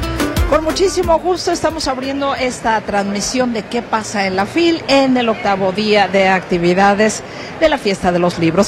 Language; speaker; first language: Spanish; native; Spanish